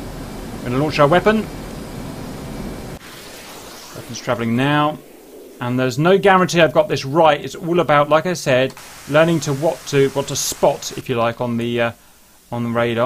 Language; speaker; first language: English; native; English